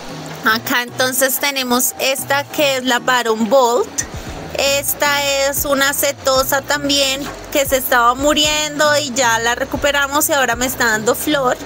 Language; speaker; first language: Spanish; native; Spanish